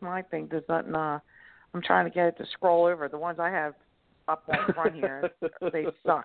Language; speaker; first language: English; native; English